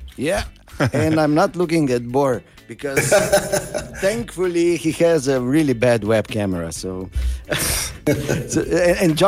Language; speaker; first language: English; non-native, fluent; Slovenian